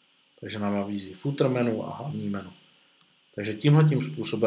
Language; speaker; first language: Czech; native; Czech